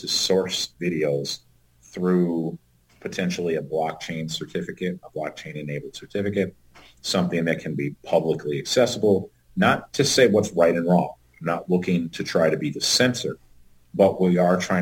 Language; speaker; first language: English; native; English